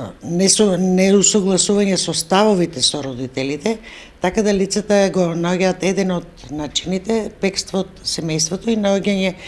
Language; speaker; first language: Macedonian; native; Macedonian